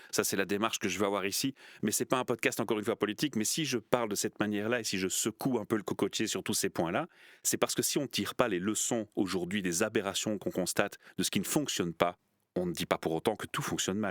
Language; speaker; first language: French; native; French